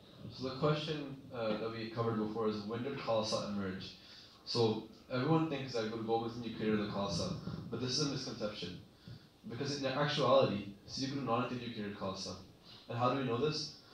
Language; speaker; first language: English; early bilingual, other home language; Punjabi